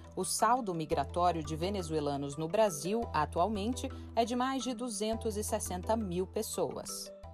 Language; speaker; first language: Portuguese; native; Portuguese